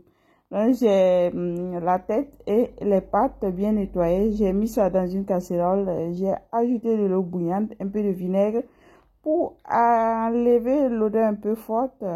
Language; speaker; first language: French; non-native, local second language; Mossi